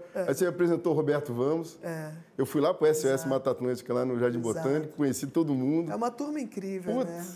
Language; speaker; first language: Portuguese; native; Portuguese